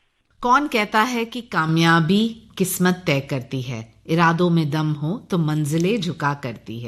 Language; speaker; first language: Hindi; native; Hindi